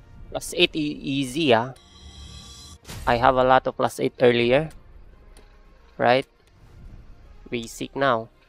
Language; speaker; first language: English; non-native, local second language; Filipino